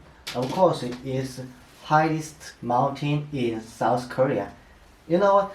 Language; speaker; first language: English; non-native, learner; Korean